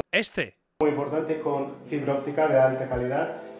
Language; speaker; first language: Spanish; non-native, fluent; English